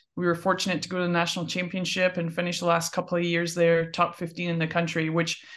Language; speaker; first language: English; native; English